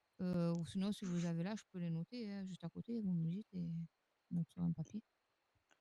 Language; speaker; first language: French; native; French